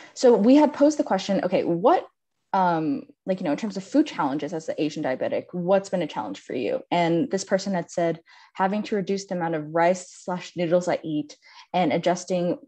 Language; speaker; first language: English; native; English